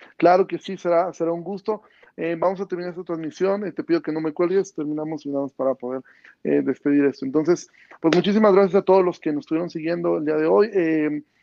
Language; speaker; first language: Spanish; native; Spanish